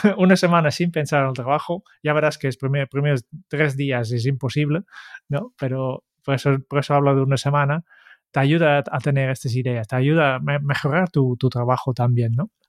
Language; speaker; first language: Spanish; non-native, fluent; Dutch